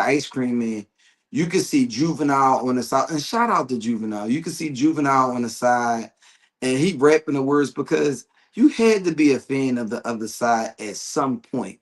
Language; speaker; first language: English; native; English